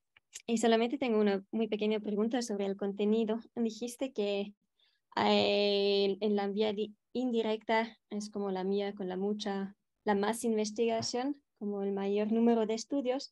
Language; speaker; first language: Spanish; non-native, fluent; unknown